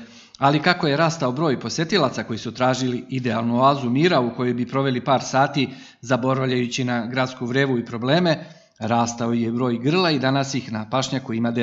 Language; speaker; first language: Serbian; native; Serbian